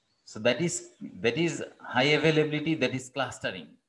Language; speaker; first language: English; non-native, local second language; Bangla